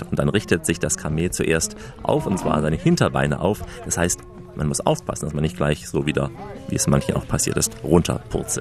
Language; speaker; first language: German; native; German